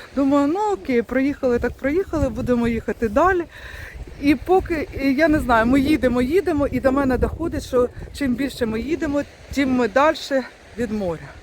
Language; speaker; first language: Ukrainian; non-native, local second language; Russian